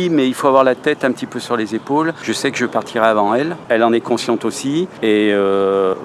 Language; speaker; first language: French; native; French